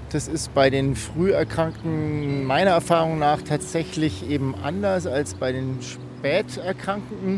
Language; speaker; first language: German; native; German